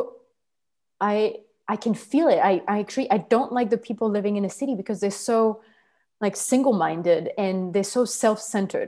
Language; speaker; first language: English; non-native, fluent; French